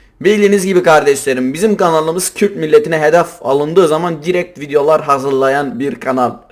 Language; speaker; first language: Turkish; non-native, local second language; Kurdish